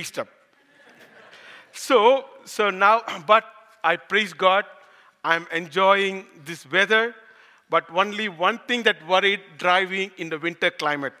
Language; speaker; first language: English; non-native, local second language; Tamil